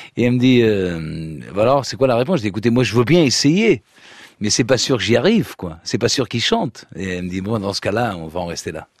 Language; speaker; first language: French; early bilingual, other home language; Portuguese